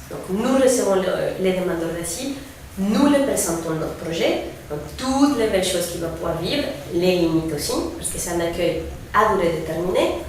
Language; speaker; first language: French; non-native, fluent; Spanish